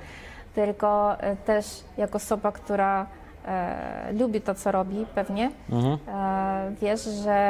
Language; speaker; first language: Polish; non-native, fluent; Russian